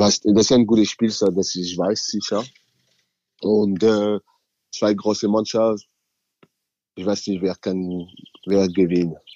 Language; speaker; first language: German; non-native, learner; French